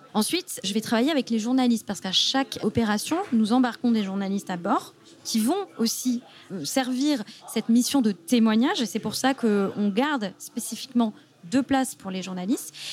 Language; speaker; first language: French; native; French